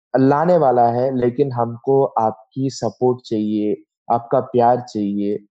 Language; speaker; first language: Hindi; non-native, local second language; Bangla